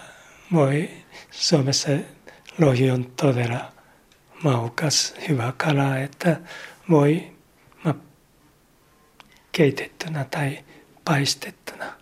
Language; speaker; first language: Finnish; non-native, learner; Japanese